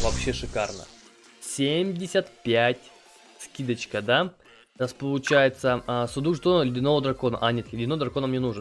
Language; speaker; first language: Russian; native; Russian